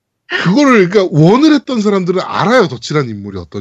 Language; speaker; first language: Korean; native; Korean